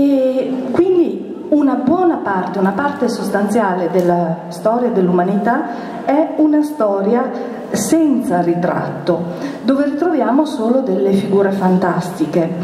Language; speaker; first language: Italian; native; Italian